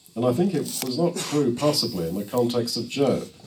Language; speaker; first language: English; native; English